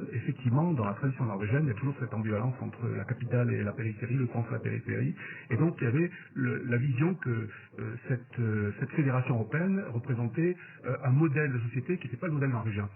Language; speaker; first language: French; native; French